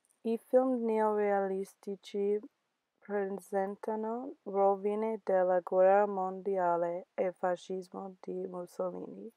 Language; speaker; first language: Italian; non-native, learner; English